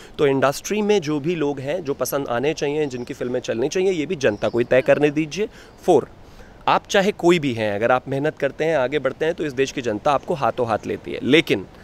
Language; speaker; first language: Hindi; native; Hindi